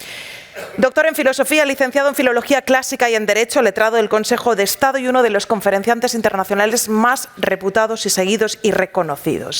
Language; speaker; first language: Spanish; native; Spanish